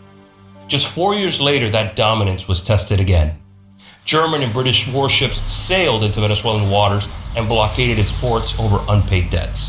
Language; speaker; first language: English; native; English